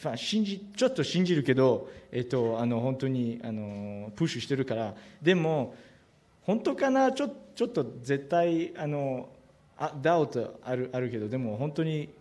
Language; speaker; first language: Japanese; non-native, learner; French